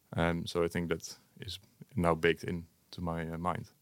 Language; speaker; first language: English; non-native, fluent; Dutch